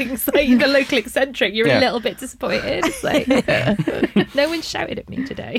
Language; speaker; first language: English; native; English